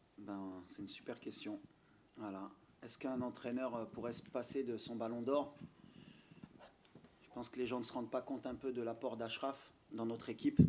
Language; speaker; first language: French; native; French